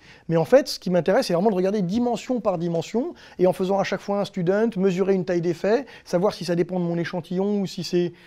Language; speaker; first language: French; native; French